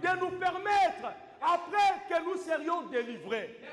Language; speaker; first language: French; non-native, local second language; Lingala